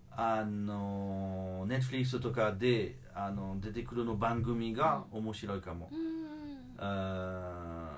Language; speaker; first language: Japanese; non-native, fluent; French